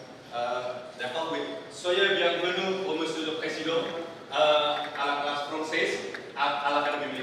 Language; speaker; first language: French; non-native, learner; Indonesian